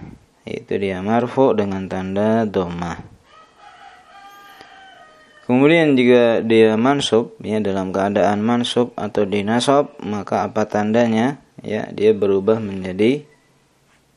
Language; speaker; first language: Indonesian; native; Indonesian